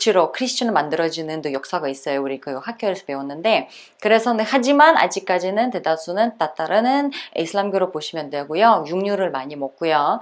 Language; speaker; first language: Korean; non-native, fluent; Uzbek